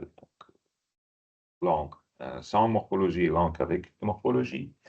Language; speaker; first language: French; non-native, fluent; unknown